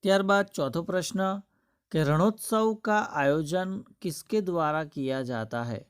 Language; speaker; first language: Hindi; non-native, local second language; Gujarati